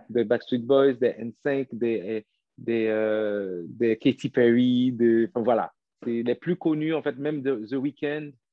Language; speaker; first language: French; non-native, local second language; Haitian Creole